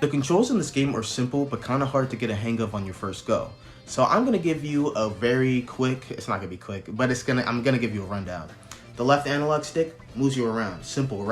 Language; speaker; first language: English; native; English